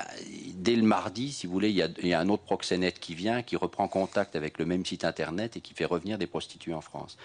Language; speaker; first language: French; native; French